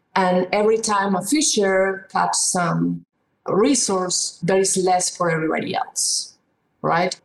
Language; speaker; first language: English; non-native, fluent; Spanish